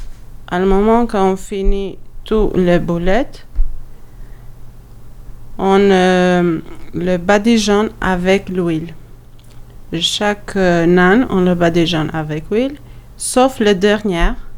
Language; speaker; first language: French; non-native, learner; Albanian